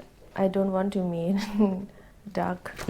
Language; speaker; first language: English; non-native, learner; Thai